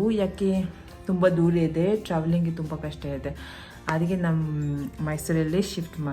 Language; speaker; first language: Kannada; non-native, local second language; Tibetan